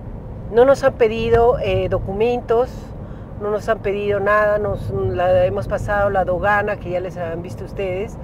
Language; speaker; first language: Spanish; native; Spanish